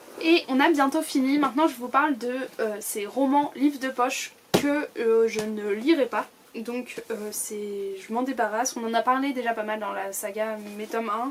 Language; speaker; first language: French; native; French